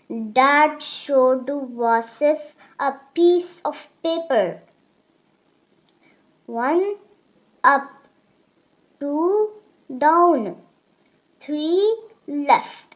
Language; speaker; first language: English; non-native, local second language; Urdu